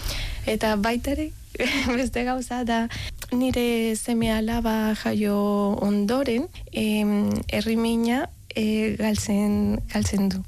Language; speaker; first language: Basque; non-native, learner; Spanish